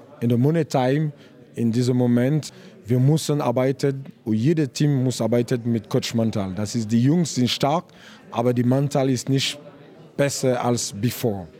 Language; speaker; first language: German; non-native, learner; French